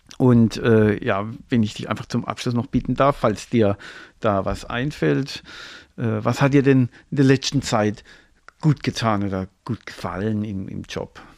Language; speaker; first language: German; native; German